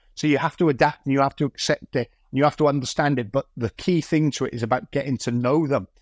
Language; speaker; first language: English; native; English